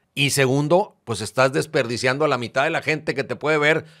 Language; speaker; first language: Spanish; native; Spanish